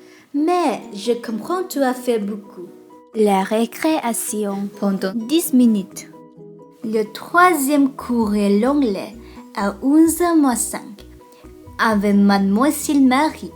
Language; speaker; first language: French; non-native, learner; Vietnamese